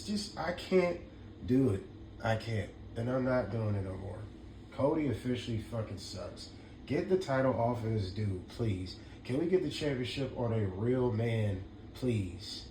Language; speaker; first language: English; native; English